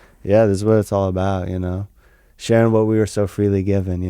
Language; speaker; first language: English; native; English